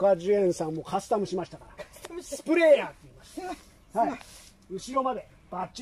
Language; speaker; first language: Japanese; native; Japanese